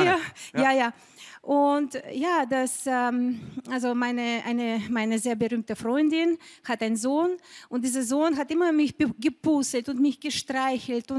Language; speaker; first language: German; non-native, fluent; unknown